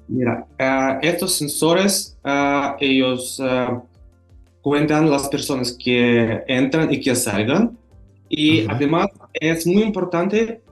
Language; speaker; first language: Spanish; non-native, fluent; Russian